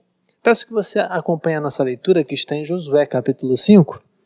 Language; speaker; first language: Portuguese; native; Portuguese